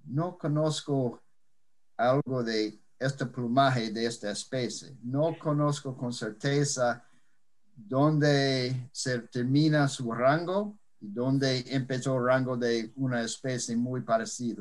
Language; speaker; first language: Spanish; non-native, fluent; English